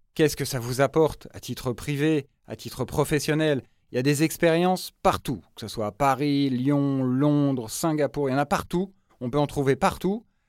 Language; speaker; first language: French; native; French